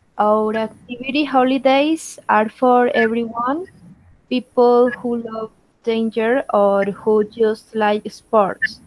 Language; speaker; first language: English; non-native, learner; Spanish